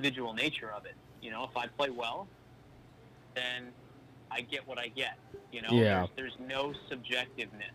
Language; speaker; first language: English; native; English